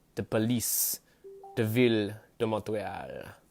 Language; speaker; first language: French; non-native, learner; English